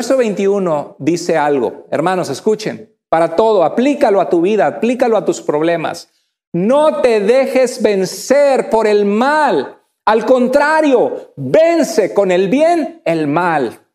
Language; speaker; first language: Spanish; native; Spanish